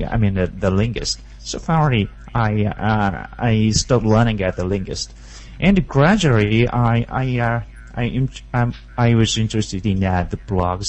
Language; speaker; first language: English; non-native, learner; Japanese